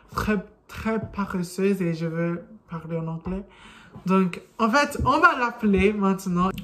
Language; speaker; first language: French; non-native, learner; English